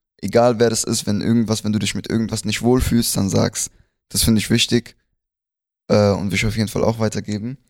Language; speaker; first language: German; early bilingual, other home language; Spanish